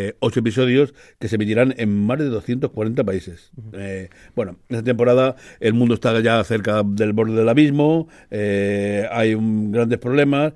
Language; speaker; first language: Spanish; native; Spanish